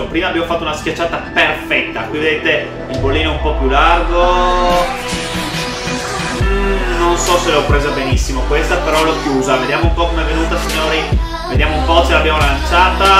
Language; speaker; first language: Italian; native; Italian